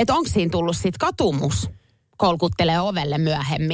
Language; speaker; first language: Finnish; native; Finnish